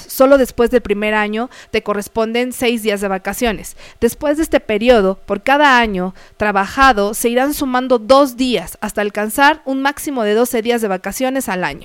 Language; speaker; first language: Spanish; native; Spanish